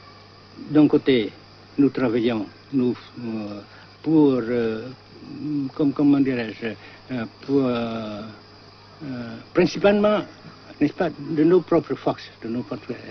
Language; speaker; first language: French; non-native, local second language; Vietnamese